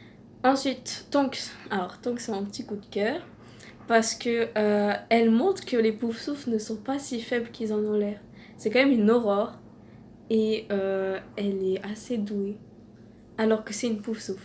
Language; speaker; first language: French; native; French